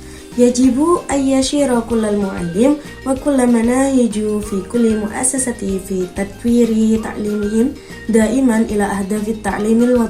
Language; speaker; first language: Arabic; non-native, learner; Indonesian